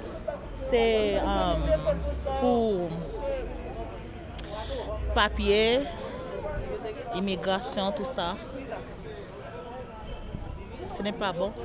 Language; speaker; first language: French; non-native, local second language; Haitian Creole